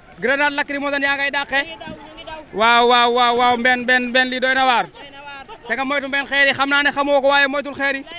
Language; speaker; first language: Wolof; native; Wolof